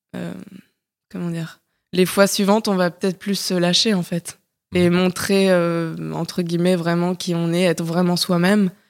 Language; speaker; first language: French; native; French